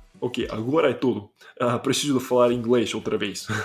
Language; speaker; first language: Portuguese; non-native, learner; English